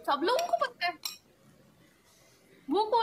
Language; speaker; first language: Hindi; native; Hindi